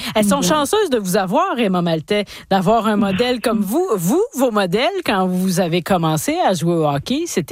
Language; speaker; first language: French; native; French